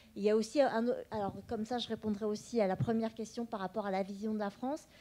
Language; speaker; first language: French; non-native, local second language; Vietnamese